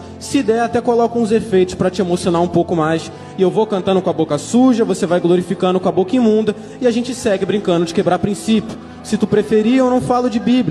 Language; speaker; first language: Portuguese; native; Portuguese